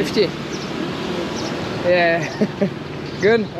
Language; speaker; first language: English; non-native, learner; French